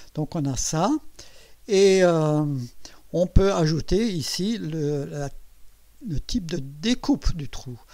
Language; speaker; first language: French; native; French